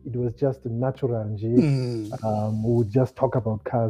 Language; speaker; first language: English; non-native, local second language; Xhosa